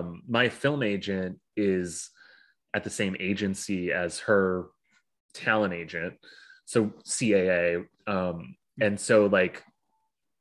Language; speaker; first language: English; native; English